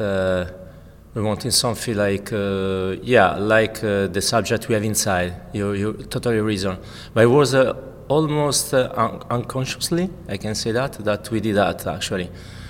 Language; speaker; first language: English; non-native, fluent; Italian